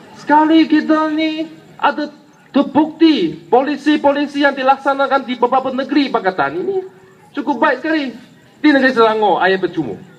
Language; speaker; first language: Malay; non-native, local second language; Chinese